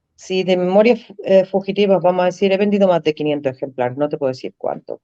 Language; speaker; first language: Spanish; native; Spanish